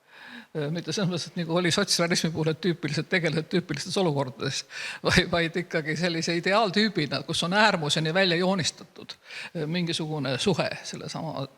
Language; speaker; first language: Estonian; native; Estonian